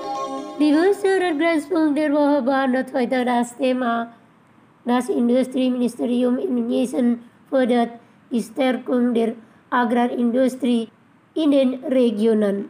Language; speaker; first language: German; non-native, learner; Indonesian